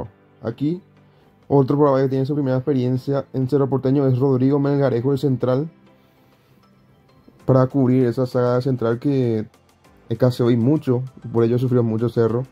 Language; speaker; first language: Spanish; native; Spanish